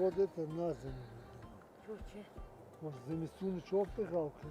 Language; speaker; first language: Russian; non-native, local second language; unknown